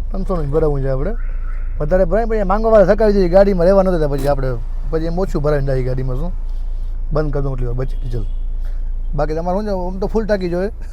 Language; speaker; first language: Gujarati; non-native, local second language; Kachhi